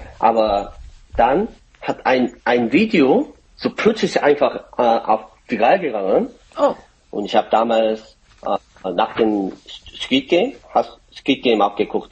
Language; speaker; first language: German; non-native, fluent; Korean